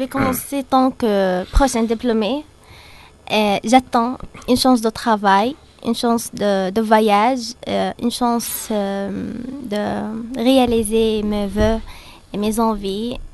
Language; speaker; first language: French; non-native, fluent; Arabic